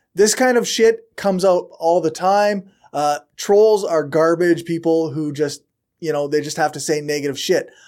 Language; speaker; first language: English; native; English